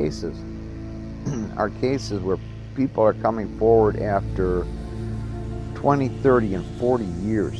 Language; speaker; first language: English; native; English